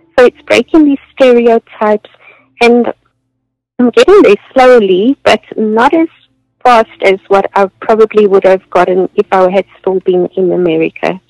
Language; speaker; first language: English; native; English